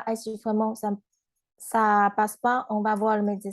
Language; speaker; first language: French; non-native, fluent; Chinese